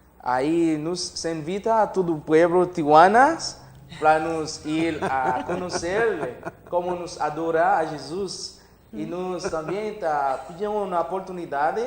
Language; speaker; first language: Spanish; non-native, learner; Haitian Creole